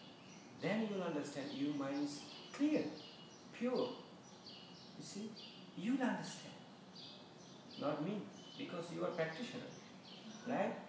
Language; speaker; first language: English; non-native, fluent; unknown